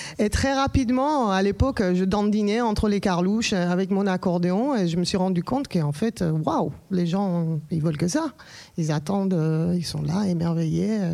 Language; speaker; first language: French; non-native, fluent; Persian